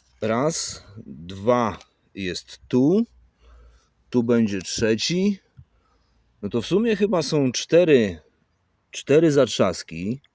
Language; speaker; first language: Polish; native; Polish